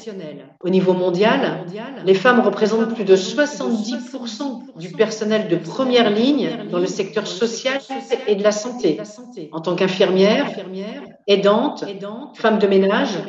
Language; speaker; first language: French; native; French